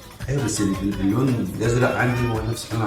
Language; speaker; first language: Arabic; native; Arabic